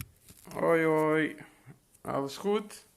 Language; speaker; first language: Dutch; non-native, local second language; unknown